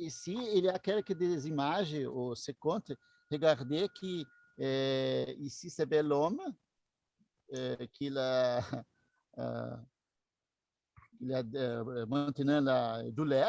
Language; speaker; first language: French; non-native, learner; Portuguese